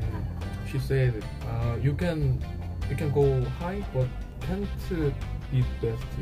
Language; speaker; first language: English; non-native, learner; Korean